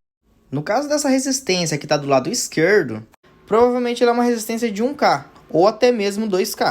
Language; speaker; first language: Portuguese; native; Portuguese